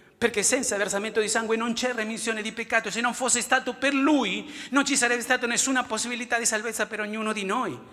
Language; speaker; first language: Italian; non-native, fluent; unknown